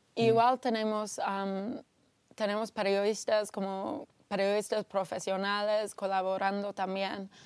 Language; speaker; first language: Spanish; non-native, fluent; English